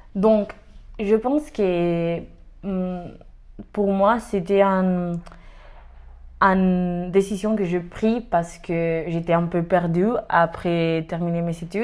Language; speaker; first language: French; non-native, learner; Spanish